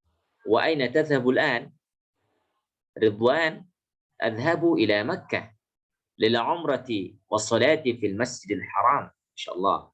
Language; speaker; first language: Arabic; non-native, fluent; Indonesian